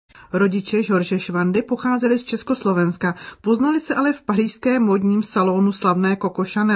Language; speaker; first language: Czech; native; Czech